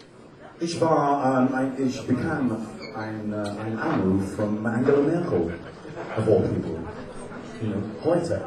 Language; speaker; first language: German; non-native, learner; English